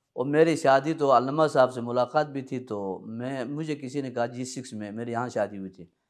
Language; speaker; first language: Urdu; early bilingual, other home language; Balti